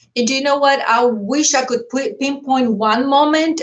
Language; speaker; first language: English; non-native, fluent; Bulgarian